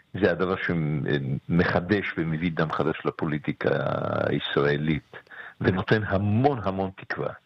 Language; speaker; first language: Hebrew; native; Hebrew